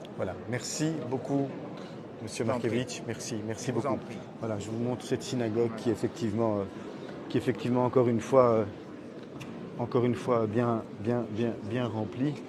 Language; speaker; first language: French; native; French